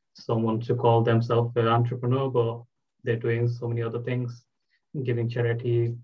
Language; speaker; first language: English; non-native, local second language; Bangla